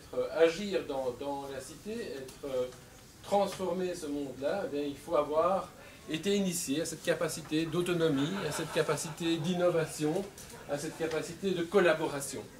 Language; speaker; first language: French; native; French